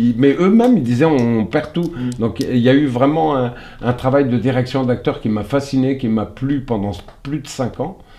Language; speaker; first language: French; early bilingual, other home language; Portuguese